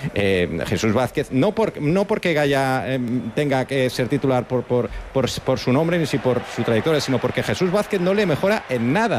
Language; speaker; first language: Spanish; native; Spanish